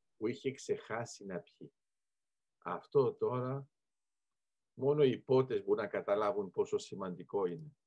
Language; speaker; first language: Greek; early bilingual, heritage; Greek